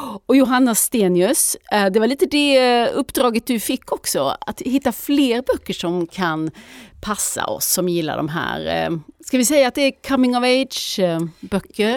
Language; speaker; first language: Swedish; native; Swedish